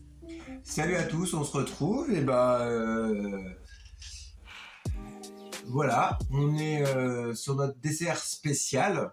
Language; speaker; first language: French; native; French